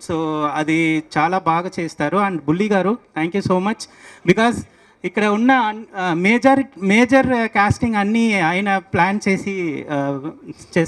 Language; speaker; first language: Telugu; non-native, learner; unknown